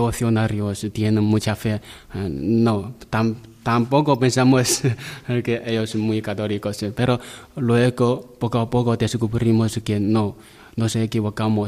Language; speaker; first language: Spanish; non-native, learner; Chinese